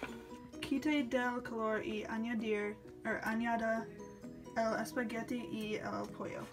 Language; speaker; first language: Spanish; non-native, learner; English